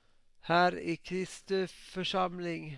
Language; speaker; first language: Swedish; non-native, local second language; Finnish